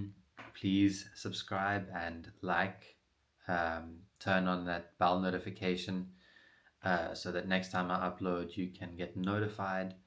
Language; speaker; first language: English; native; English